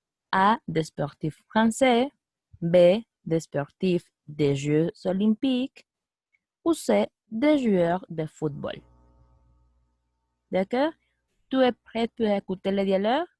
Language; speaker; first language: French; non-native, fluent; Spanish